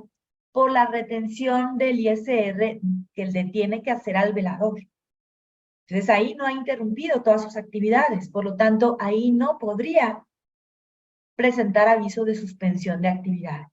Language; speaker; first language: Spanish; native; Spanish